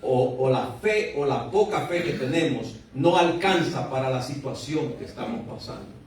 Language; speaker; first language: Spanish; native; Spanish